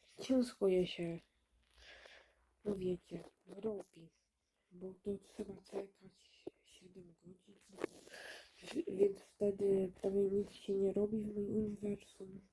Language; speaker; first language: Polish; early bilingual, other home language; Ukrainian